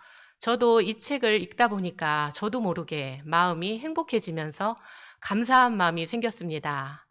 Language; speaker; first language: Korean; native; Korean